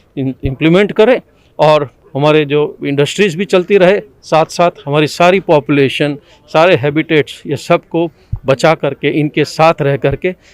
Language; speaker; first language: Hindi; non-native, local second language; Gujarati